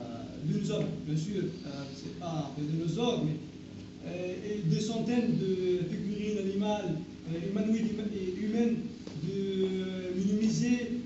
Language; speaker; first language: French; non-native, local second language; Arabic